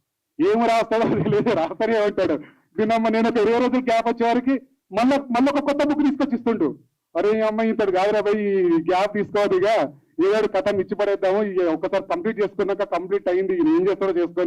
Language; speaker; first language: Telugu; native; Telugu